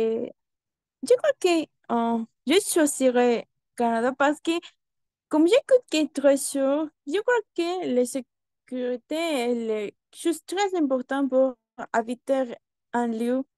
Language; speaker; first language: French; non-native, learner; Spanish